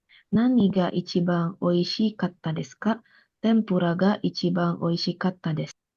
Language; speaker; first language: Japanese; non-native, learner; Indonesian